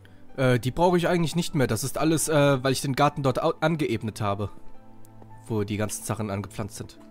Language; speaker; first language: German; native; German